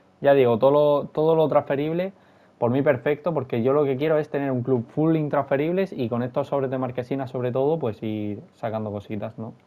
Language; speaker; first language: Spanish; native; Spanish